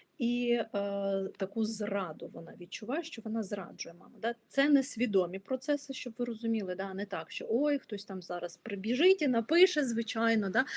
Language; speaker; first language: Ukrainian; non-native, local second language; Russian